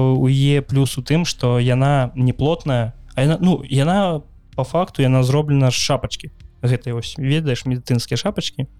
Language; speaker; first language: Belarusian; native; Belarusian